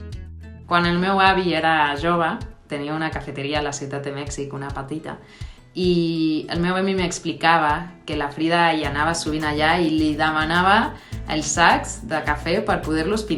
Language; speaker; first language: Catalan; non-native, fluent; Spanish